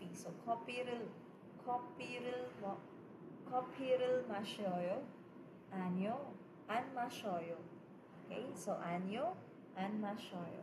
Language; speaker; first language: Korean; non-native, fluent; Cebuano